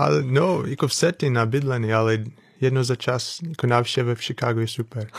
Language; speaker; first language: Czech; non-native, fluent; English